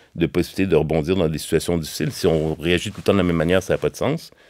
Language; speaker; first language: French; native; French